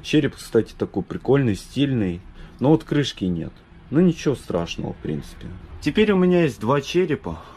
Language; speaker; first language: Russian; native; Russian